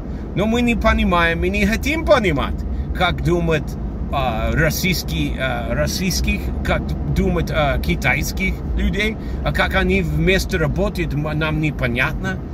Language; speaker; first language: Russian; non-native, fluent; English